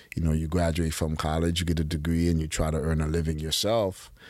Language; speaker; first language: English; early bilingual, other home language; Haitian Creole